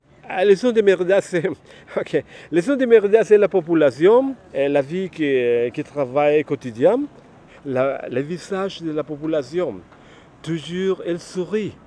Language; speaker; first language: French; non-native, learner; Spanish